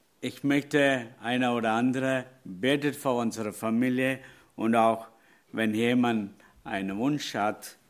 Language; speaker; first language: German; non-native, learner; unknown